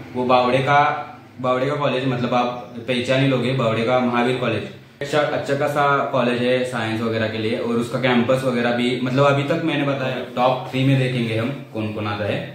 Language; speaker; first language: Hindi; non-native, local second language; Marathi